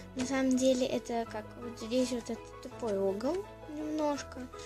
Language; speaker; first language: Russian; native; Russian